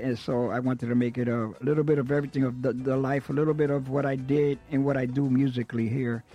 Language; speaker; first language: English; native; English